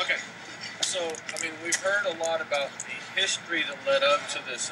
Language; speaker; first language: English; native; English